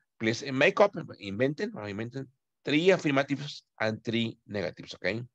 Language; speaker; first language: English; non-native, fluent; Spanish